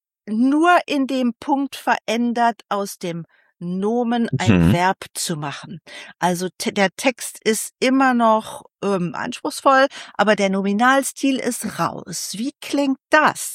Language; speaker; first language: German; native; German